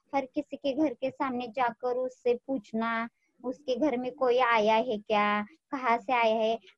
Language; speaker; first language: Hindi; non-native, local second language; Marathi